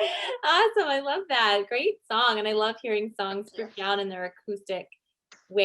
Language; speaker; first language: English; native; English